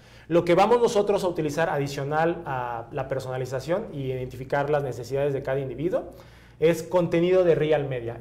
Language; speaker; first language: Spanish; native; Spanish